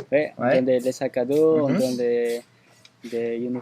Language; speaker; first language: French; non-native, fluent; Spanish